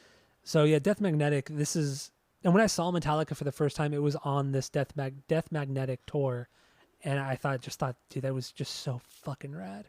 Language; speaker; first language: English; native; English